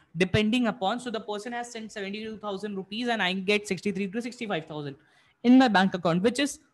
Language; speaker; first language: English; non-native, local second language; Hindi